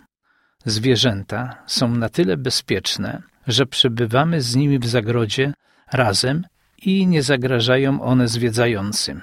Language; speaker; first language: Polish; native; Polish